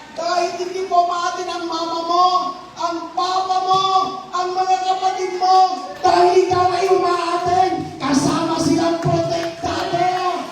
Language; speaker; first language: Filipino; non-native, local second language; Hiligaynon